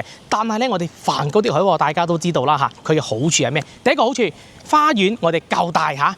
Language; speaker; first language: Cantonese; native; Cantonese